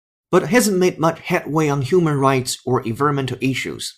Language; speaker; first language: English; non-native, fluent; Chinese